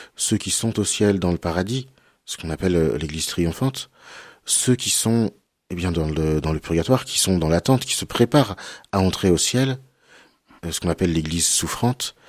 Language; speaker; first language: French; native; French